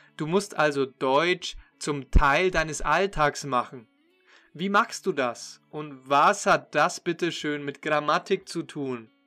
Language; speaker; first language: German; native; German